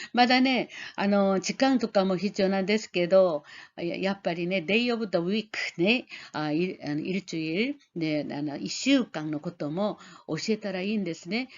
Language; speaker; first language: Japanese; non-native, fluent; Korean